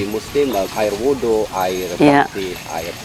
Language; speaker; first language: Indonesian; native; Indonesian